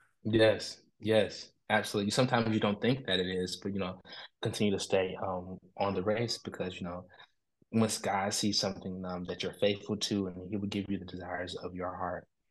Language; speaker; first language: English; native; English